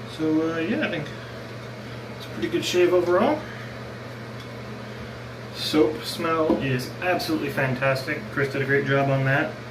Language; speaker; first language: English; native; English